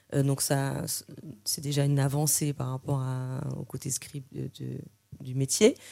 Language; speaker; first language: French; native; French